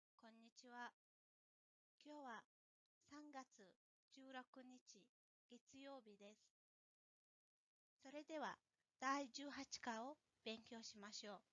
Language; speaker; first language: Japanese; non-native, fluent; Mongolian